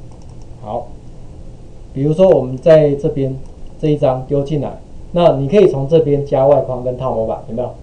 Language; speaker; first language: Chinese; native; Chinese